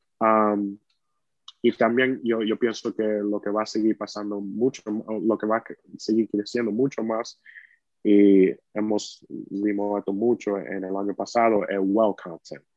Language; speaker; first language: Spanish; early bilingual, heritage; Spanish